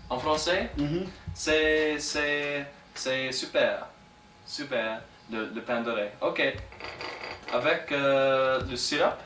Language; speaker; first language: French; non-native, learner; English